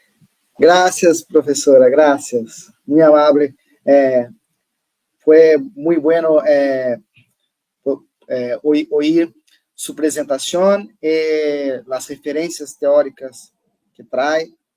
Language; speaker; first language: Spanish; non-native, learner; Portuguese